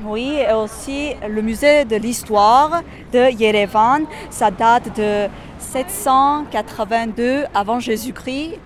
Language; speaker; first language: French; non-native, fluent; Armenian